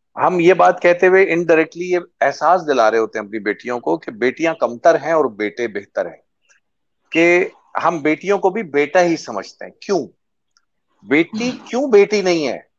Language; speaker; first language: Urdu; native; Urdu